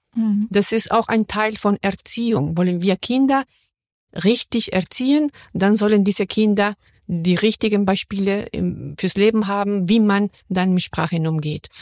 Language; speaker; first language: German; non-native, fluent; Spanish